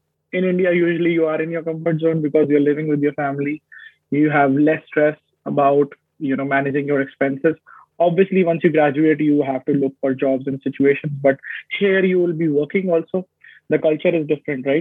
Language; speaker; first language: English; non-native, local second language; Hindi